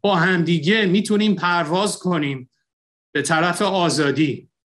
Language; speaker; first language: Persian; early bilingual, heritage; Persian